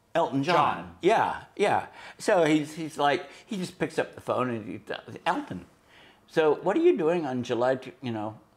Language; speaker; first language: English; native; English